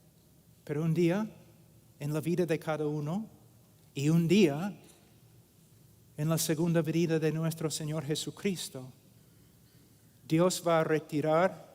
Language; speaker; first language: Spanish; non-native, fluent; English